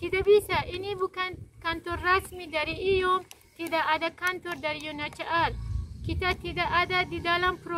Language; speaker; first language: Indonesian; non-native, learner; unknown